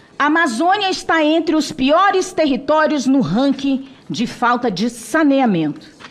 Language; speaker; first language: Portuguese; non-native, local second language; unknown